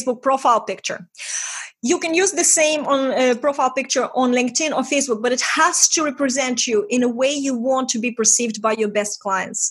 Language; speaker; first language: English; non-native, fluent; Estonian